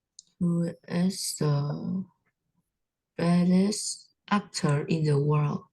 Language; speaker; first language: English; non-native, learner; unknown